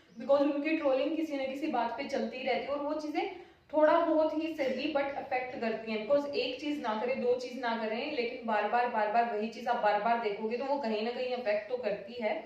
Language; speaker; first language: Hindi; native; Hindi